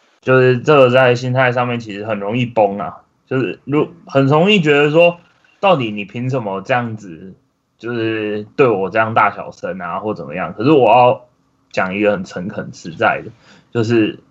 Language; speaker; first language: Chinese; native; Chinese